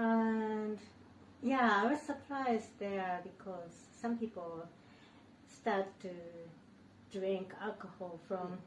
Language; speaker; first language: English; non-native, learner; Japanese